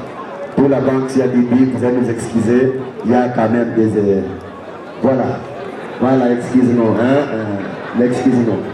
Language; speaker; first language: French; non-native, local second language; Rundi